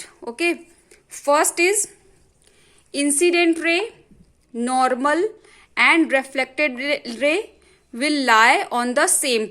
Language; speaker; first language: English; non-native, local second language; Hindi